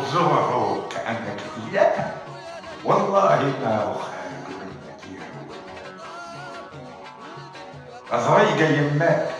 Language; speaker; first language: Arabic; native; Arabic